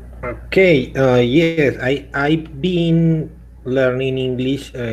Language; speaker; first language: English; non-native, learner; Spanish